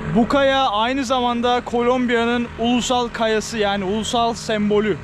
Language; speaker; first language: Turkish; native; Turkish